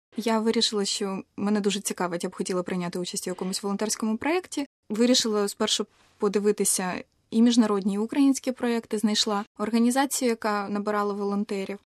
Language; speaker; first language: Ukrainian; native; Ukrainian